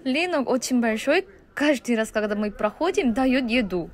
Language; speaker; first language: Russian; non-native, learner; Korean